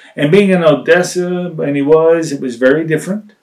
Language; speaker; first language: English; native; English